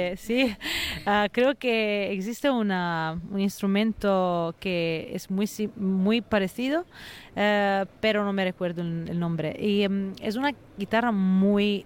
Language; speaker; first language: Spanish; non-native, fluent; Italian